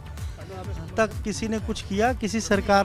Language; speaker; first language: Hindi; native; Hindi